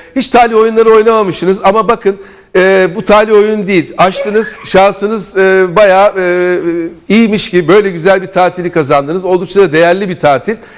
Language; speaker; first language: Turkish; native; Turkish